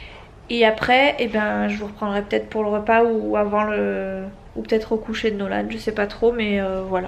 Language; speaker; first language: French; native; French